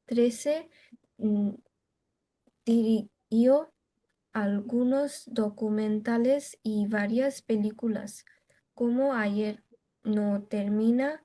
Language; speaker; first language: Spanish; non-native, learner; Bangla